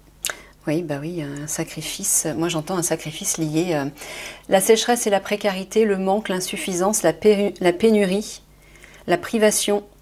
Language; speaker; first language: French; native; French